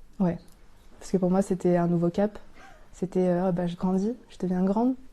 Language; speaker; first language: French; native; French